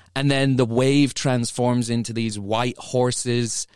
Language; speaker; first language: English; native; English